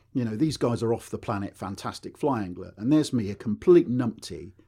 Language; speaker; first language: English; native; English